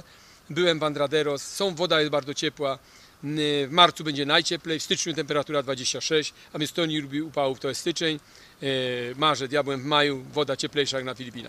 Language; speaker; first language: Polish; native; Polish